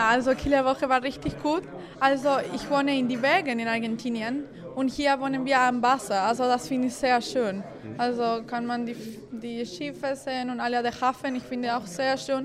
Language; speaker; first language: German; non-native, fluent; Spanish